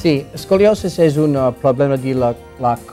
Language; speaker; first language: Spanish; non-native, learner; English